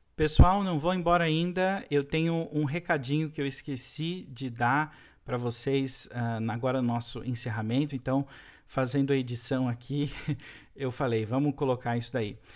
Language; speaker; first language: Portuguese; native; Portuguese